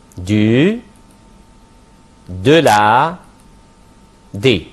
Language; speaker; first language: French; non-native, fluent; Arabic